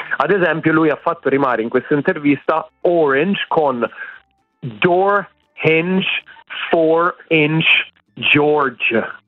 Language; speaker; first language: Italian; native; Italian